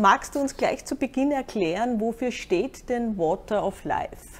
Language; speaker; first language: German; native; German